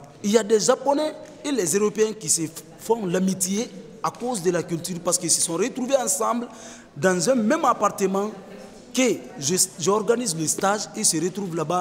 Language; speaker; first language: French; non-native, fluent; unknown